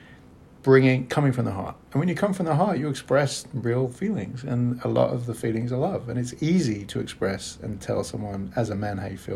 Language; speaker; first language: English; native; English